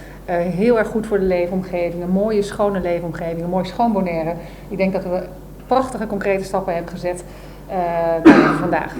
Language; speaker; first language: Dutch; native; Dutch